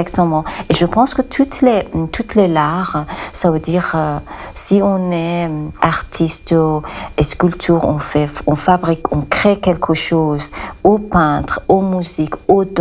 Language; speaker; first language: French; non-native, learner; Persian